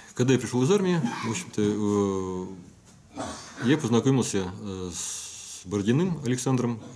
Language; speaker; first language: Russian; native; Russian